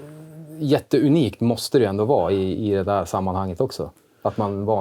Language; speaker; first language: Swedish; native; Swedish